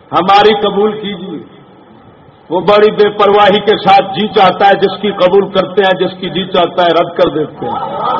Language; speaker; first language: Urdu; non-native, local second language; Punjabi